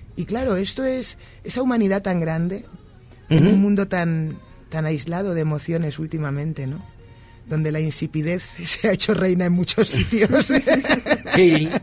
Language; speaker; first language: Spanish; native; Spanish